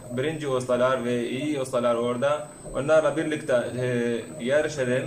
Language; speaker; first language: Turkish; non-native, learner; Arabic